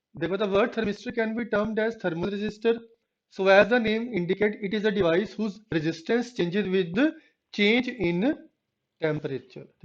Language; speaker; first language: English; non-native, local second language; Punjabi